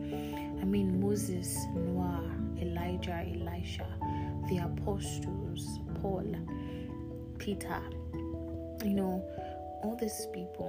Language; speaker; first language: English; non-native, local second language; Yoruba